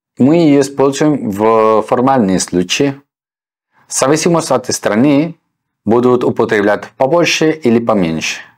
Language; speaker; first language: Russian; non-native, fluent; Spanish